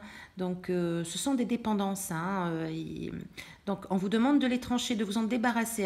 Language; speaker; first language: French; native; French